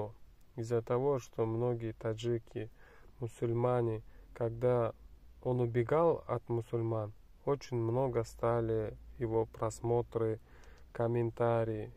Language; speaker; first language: Russian; non-native, fluent; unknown